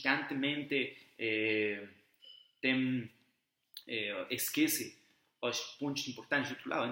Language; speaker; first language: Portuguese; non-native, fluent; Spanish